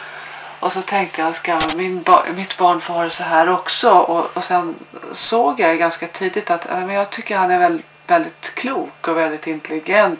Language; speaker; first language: Swedish; native; Swedish